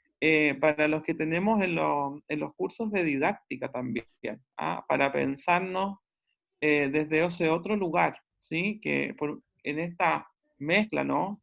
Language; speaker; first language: Spanish; native; Spanish